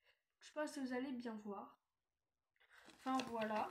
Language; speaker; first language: French; native; French